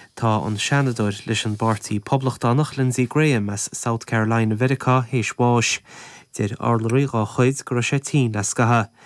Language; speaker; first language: Irish; native; Irish